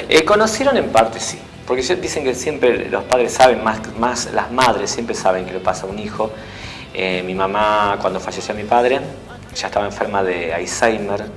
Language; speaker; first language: Spanish; native; Spanish